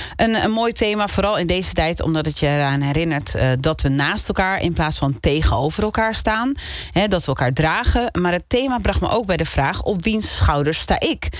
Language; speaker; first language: Dutch; non-native, local second language; Papiamento